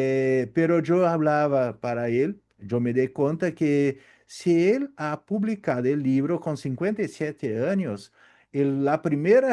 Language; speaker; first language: Spanish; non-native, learner; Portuguese